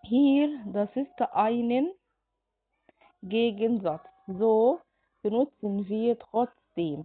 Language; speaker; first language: German; non-native, fluent; Arabic